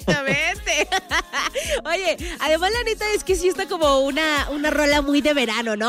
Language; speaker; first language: Spanish; native; Spanish